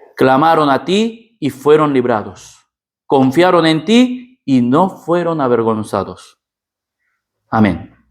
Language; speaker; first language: Spanish; early bilingual, other home language; Korean